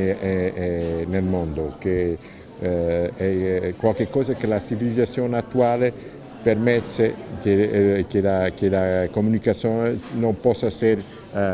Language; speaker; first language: Italian; non-native, learner; Portuguese